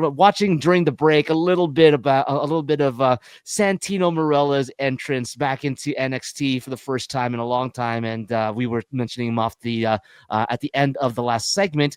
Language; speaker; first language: English; native; English